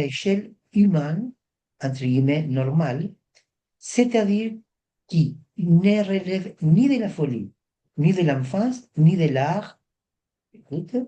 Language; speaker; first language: French; non-native, fluent; Spanish